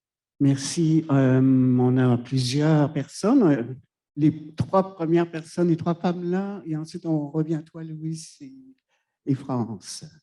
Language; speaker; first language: French; native; French